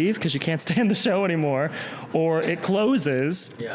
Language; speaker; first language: English; native; English